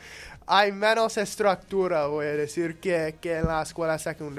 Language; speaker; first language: Spanish; non-native, learner; English